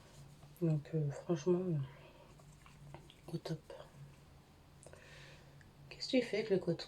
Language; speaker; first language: French; native; French